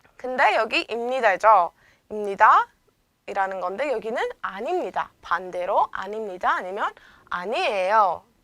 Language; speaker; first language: Korean; non-native, fluent; Amharic